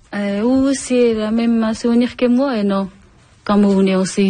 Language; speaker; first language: French; non-native, learner; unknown